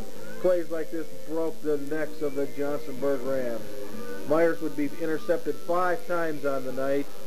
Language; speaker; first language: English; native; English